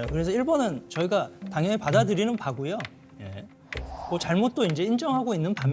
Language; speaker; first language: Korean; native; Korean